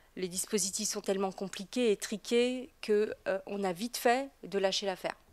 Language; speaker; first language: French; native; French